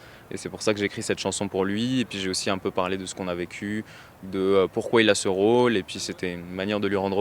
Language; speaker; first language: French; native; French